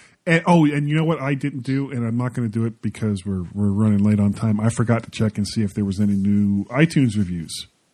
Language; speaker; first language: English; native; English